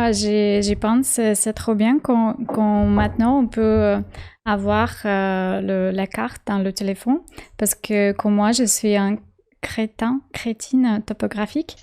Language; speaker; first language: French; non-native, learner; Russian